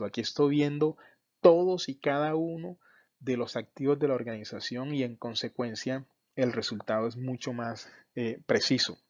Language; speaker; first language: Spanish; native; Spanish